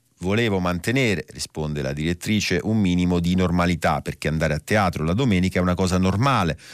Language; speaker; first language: Italian; native; Italian